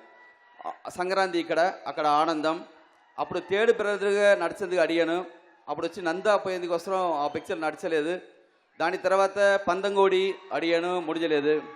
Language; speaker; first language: Telugu; non-native, learner; Tamil